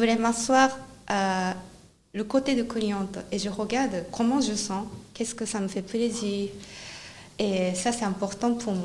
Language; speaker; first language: French; non-native, fluent; Japanese